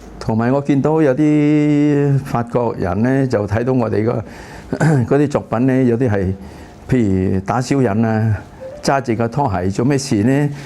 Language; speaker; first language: Cantonese; early bilingual, heritage; Cantonese